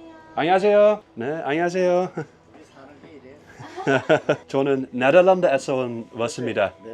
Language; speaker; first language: Korean; non-native, learner; Dutch